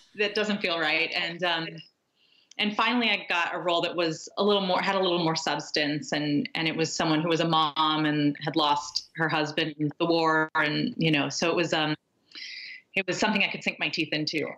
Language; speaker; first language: English; native; English